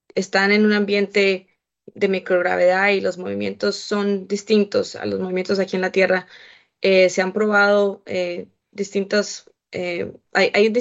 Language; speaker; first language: Spanish; native; Spanish